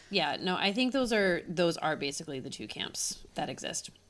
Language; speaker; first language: English; native; English